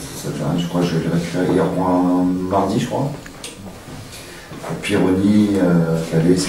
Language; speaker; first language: French; native; French